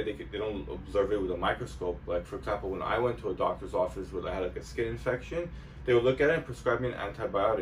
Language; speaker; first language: English; native; English